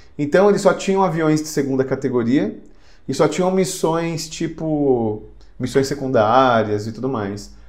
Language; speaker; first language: Portuguese; native; Portuguese